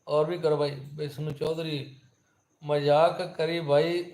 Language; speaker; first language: Hindi; native; Hindi